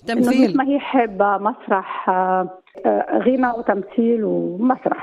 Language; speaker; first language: Arabic; native; Arabic